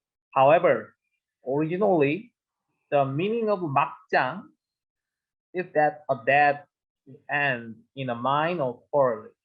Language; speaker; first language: English; non-native, learner; Korean